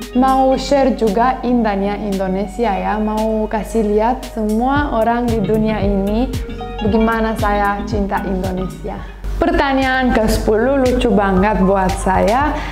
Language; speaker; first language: Indonesian; non-native, learner; Romanian